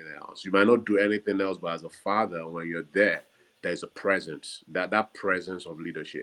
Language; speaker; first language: English; non-native, local second language; Yoruba